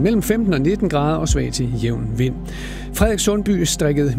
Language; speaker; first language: Danish; native; Danish